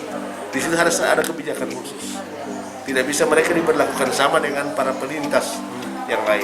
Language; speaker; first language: Indonesian; native; Indonesian